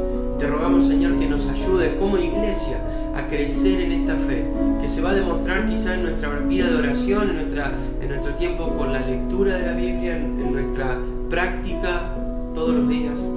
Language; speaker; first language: Spanish; native; Spanish